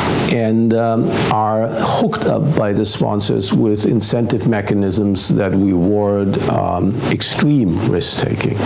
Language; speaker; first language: English; non-native, fluent; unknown